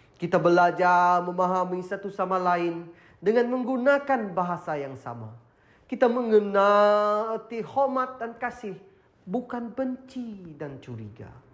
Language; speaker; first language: Malay; non-native, local second language; Iban